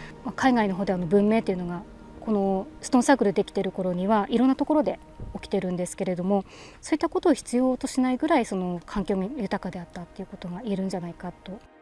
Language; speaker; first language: Japanese; native; Japanese